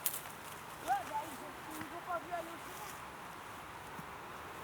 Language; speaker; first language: French; native; French